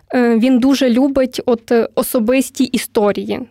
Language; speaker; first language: Ukrainian; native; Ukrainian